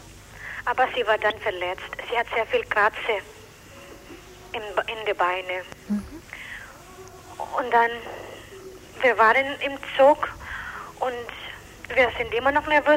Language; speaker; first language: German; non-native, learner; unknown